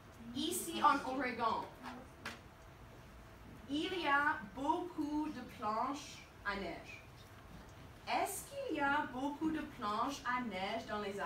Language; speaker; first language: French; non-native, fluent; English